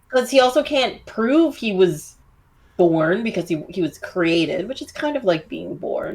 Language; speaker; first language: English; native; English